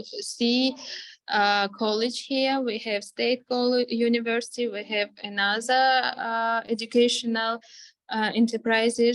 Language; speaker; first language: English; non-native, fluent; Armenian